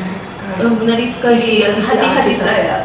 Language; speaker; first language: Indonesian; non-native, learner; Korean